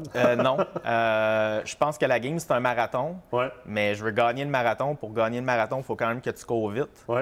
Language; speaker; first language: French; native; French